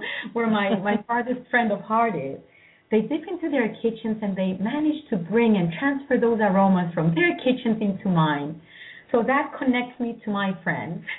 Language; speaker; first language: English; non-native, fluent; Greek